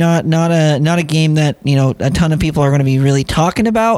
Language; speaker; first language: English; native; English